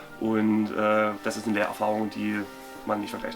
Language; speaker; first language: German; native; German